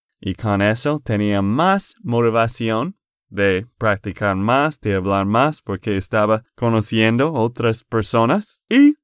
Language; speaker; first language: Spanish; non-native, fluent; English